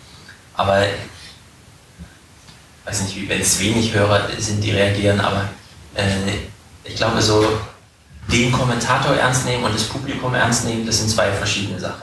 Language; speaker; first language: German; native; German